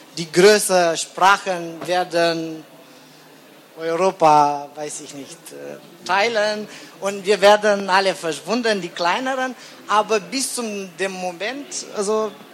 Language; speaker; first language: German; non-native, fluent; Romanian